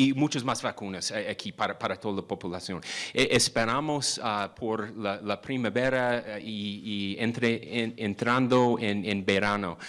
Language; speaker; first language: Spanish; non-native, fluent; English